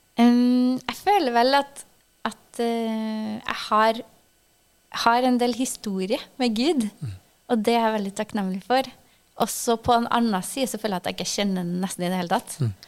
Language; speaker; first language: Norwegian; native; Norwegian